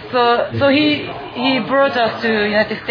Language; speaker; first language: English; non-native, fluent; Japanese